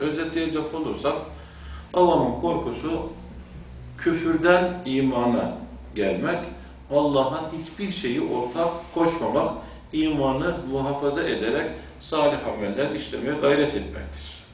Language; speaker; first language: Turkish; native; Turkish